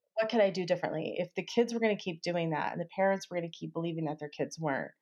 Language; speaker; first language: English; native; English